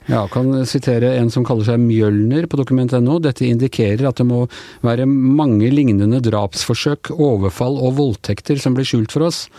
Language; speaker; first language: Norwegian; native; Norwegian